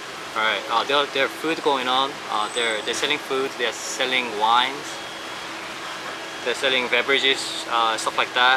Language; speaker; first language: English; non-native, fluent; Korean